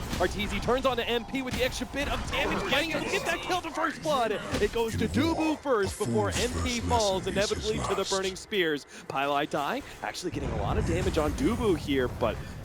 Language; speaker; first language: English; native; English